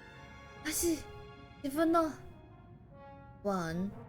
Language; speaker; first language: Japanese; non-native, learner; Chinese